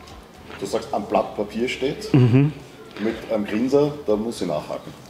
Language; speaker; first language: German; native; German